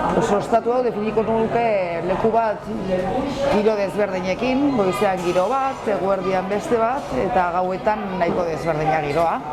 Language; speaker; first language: Basque; non-native, local second language; Spanish